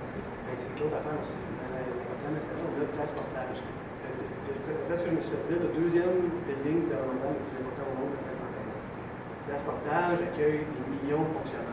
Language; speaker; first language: French; native; French